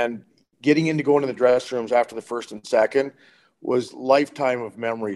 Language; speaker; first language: English; native; English